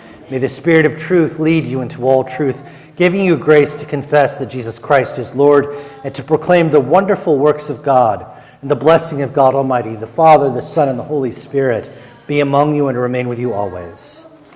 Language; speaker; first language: English; native; English